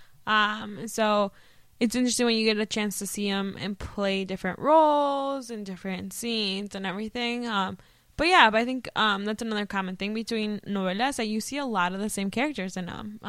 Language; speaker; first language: English; early bilingual, other home language; Spanish